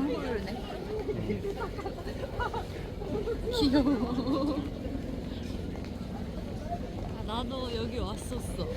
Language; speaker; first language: Korean; non-native, fluent; Japanese